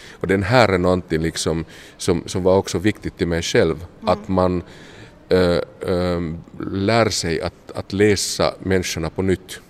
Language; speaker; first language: Swedish; non-native, local second language; Finnish